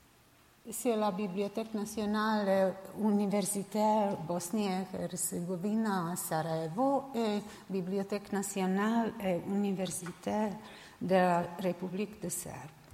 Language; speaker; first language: French; non-native, learner; Serbian